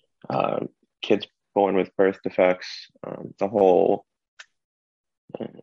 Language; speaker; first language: English; native; English